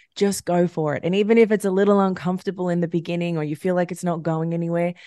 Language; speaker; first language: English; native; English